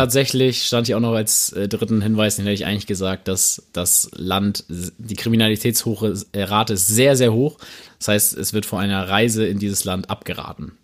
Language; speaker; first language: German; native; German